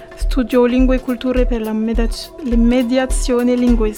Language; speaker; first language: Italian; non-native, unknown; French